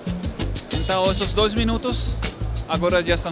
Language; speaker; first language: Portuguese; non-native, learner; Spanish